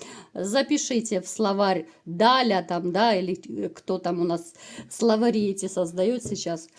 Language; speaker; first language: Russian; native; Russian